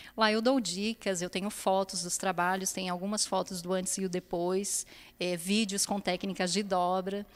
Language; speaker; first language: Portuguese; native; Portuguese